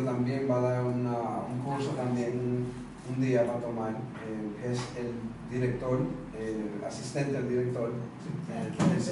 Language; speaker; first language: Spanish; native; Spanish